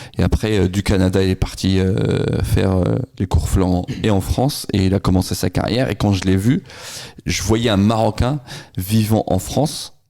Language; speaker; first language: French; non-native, local second language; Arabic